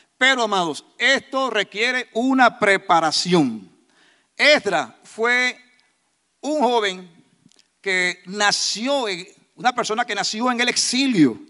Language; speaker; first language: Spanish; native; Spanish